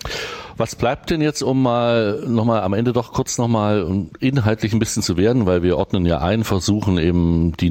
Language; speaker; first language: German; native; German